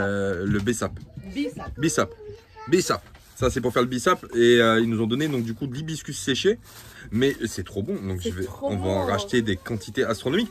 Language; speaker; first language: French; native; French